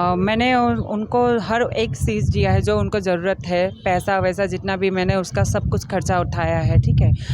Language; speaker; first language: Hindi; non-native, local second language; Assamese